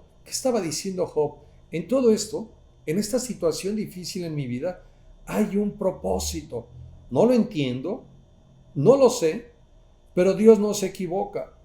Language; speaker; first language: Spanish; native; Spanish